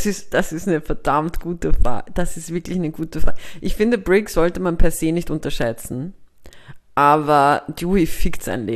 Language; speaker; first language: German; native; German